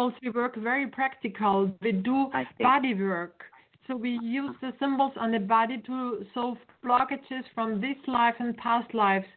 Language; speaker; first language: English; non-native, fluent; German